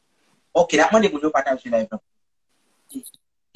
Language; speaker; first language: French; non-native, local second language; Haitian Creole